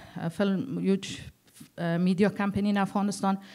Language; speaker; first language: English; non-native, learner; Persian